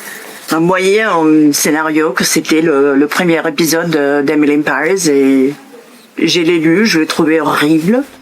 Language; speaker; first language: French; non-native, fluent; Spanish